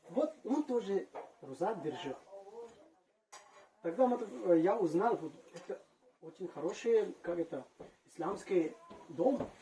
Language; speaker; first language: Russian; non-native, learner; Manipuri